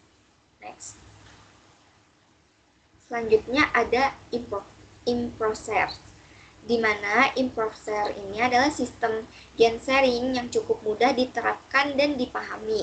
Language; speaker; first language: Indonesian; native; Indonesian